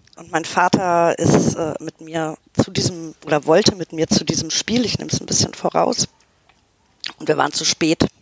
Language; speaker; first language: German; early bilingual, other home language; English